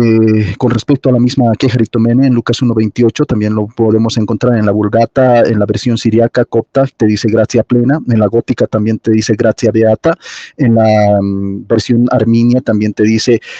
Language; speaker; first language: Spanish; native; Spanish